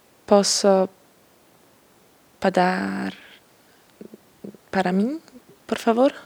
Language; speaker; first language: Portuguese; non-native, learner; English